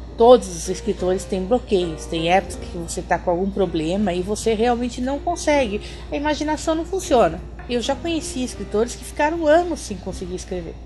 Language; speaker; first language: Portuguese; early bilingual, other home language; German